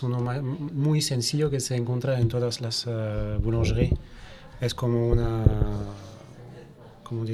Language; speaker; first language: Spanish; non-native, fluent; French